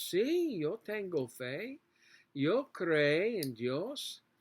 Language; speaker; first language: Spanish; non-native, learner; English